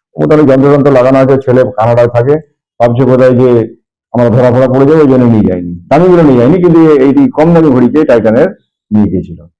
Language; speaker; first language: Bangla; native; Bangla